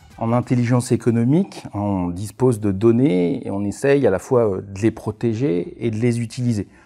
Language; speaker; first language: French; native; French